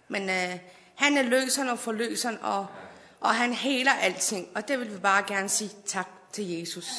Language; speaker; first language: Danish; early bilingual, other home language; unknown